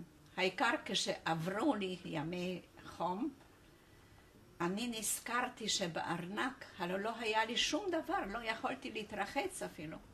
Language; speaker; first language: Hebrew; non-native, fluent; Polish